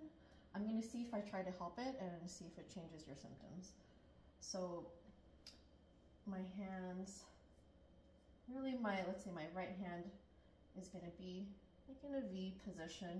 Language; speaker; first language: English; native; English